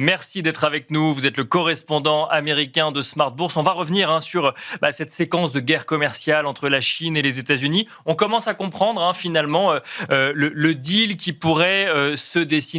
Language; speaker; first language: French; native; French